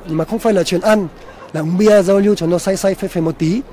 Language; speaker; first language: Vietnamese; non-native, fluent; French